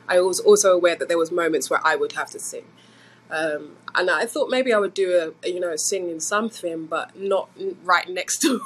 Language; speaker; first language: English; native; English